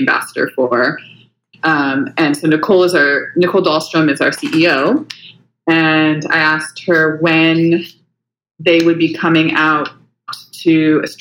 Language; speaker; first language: English; native; English